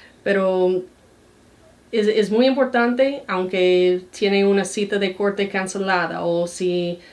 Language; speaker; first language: Spanish; non-native, fluent; English